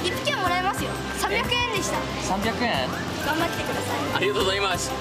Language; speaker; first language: English; native; English